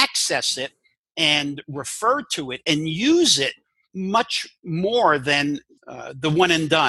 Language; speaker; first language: English; native; English